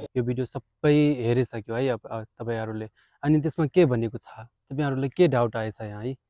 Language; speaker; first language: Nepali; non-native, fluent; Hindi